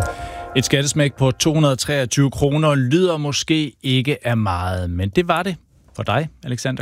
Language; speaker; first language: Danish; native; Danish